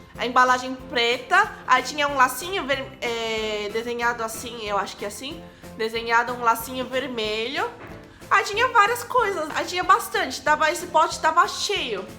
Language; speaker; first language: Portuguese; non-native, fluent; Korean